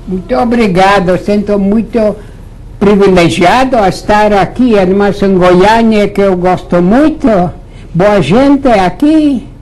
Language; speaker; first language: Portuguese; non-native, fluent; Latvian